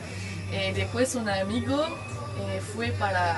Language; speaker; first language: Spanish; non-native, learner; French